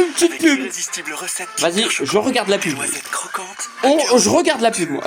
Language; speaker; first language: French; native; French